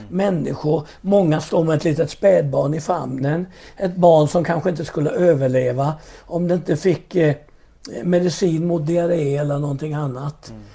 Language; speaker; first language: Swedish; native; Swedish